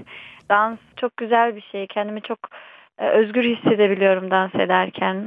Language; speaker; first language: Turkish; early bilingual, heritage; Turkish